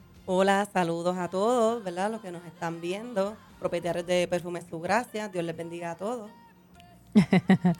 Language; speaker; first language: Spanish; native; Spanish